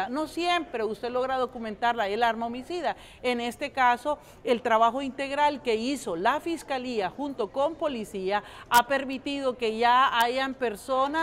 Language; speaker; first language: Spanish; native; Spanish